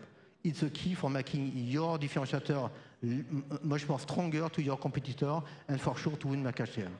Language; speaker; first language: English; non-native, fluent; French